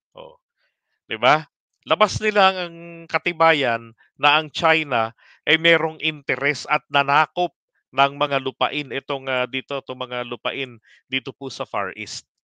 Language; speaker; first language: Filipino; native; Filipino